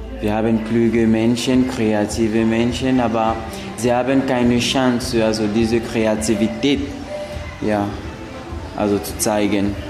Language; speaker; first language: German; non-native, learner; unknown